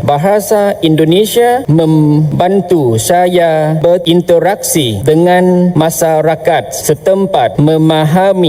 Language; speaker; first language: Indonesian; non-native, fluent; Lao